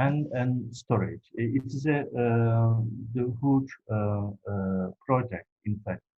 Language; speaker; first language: English; non-native, fluent; Turkish